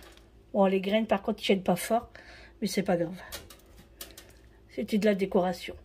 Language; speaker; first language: French; native; French